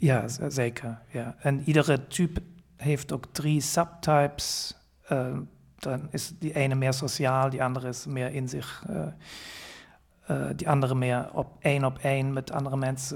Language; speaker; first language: Dutch; non-native, fluent; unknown